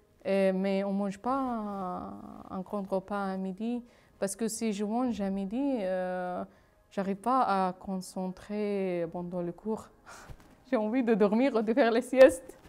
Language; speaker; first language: French; non-native, fluent; Arabic